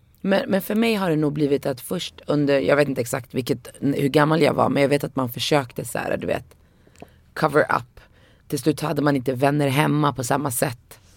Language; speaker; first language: Swedish; early bilingual, other home language; Arabic